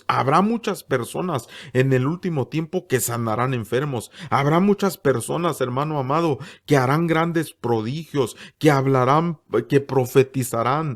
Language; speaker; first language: Spanish; native; Spanish